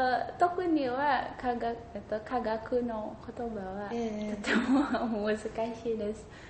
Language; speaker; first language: Japanese; non-native, learner; Indonesian